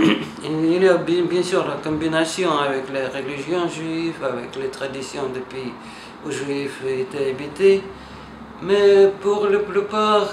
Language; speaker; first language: French; non-native, fluent; Russian